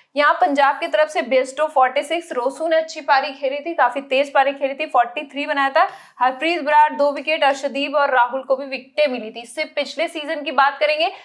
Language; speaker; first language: Hindi; native; Hindi